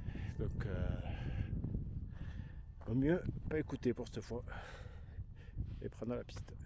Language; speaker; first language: French; native; French